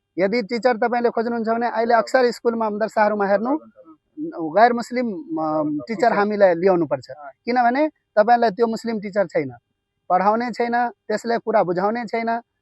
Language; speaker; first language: Nepali; non-native, local second language; Urdu